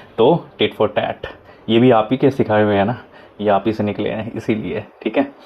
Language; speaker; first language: Hindi; native; Hindi